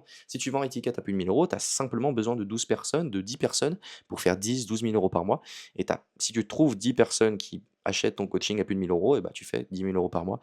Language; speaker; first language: French; native; French